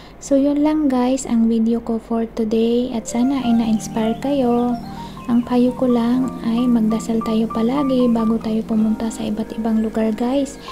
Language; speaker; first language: Filipino; non-native, local second language; Cebuano